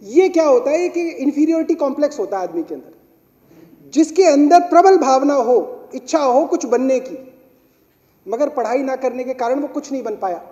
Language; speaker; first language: Hindi; native; Hindi